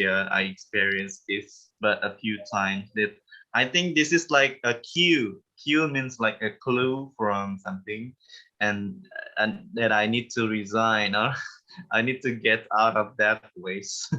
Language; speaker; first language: English; non-native, fluent; Indonesian